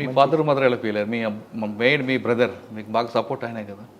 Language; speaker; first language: Telugu; native; Telugu